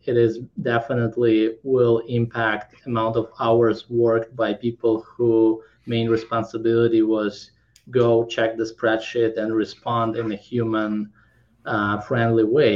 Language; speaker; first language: English; non-native, fluent; Kazakh